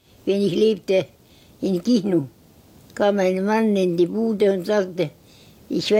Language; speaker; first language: German; non-native, learner; Estonian